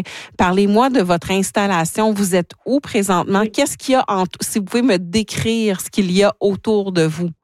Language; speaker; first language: French; native; French